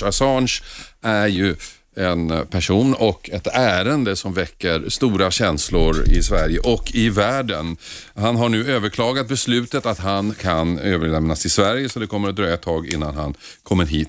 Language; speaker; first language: Swedish; native; Swedish